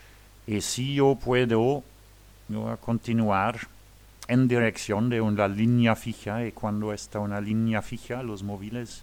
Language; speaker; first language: Spanish; non-native, learner; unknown